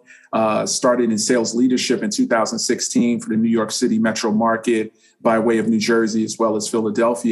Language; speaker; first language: English; native; English